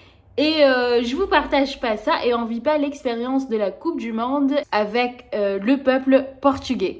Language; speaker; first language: French; non-native, local second language; Arabic